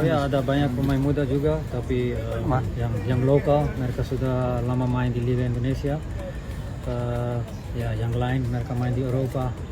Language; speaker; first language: Indonesian; non-native, fluent; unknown